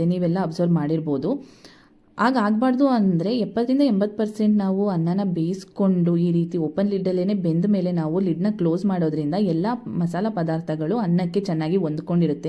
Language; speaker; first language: Kannada; native; Kannada